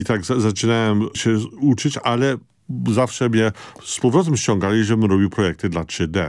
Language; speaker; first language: Polish; early bilingual, heritage; Polish